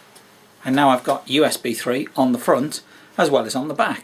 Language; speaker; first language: English; native; English